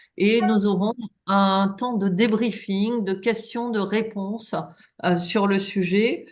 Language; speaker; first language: French; native; French